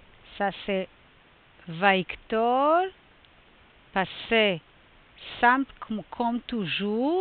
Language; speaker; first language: French; non-native, fluent; Hebrew